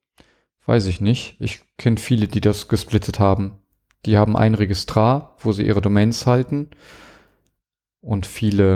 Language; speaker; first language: German; native; German